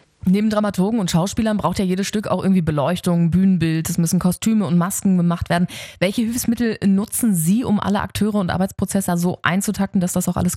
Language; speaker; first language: German; native; German